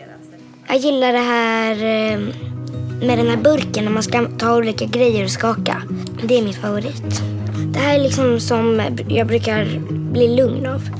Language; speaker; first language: Swedish; native; Swedish